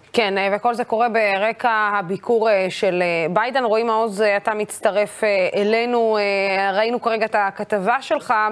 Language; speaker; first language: Hebrew; non-native, local second language; Arabic